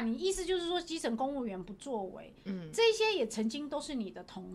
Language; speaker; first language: Chinese; native; Chinese